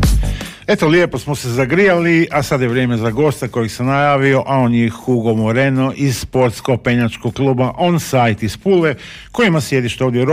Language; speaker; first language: Serbian; native; Serbian